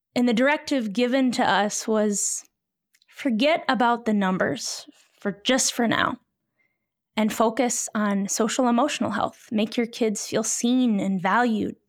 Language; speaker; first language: English; native; English